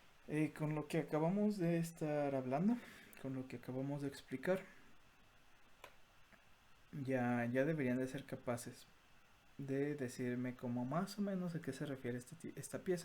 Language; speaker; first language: Spanish; native; Spanish